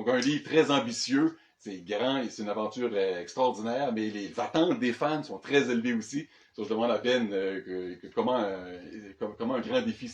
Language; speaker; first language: French; native; French